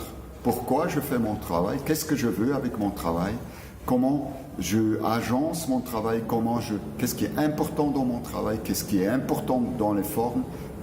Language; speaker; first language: French; non-native, local second language; German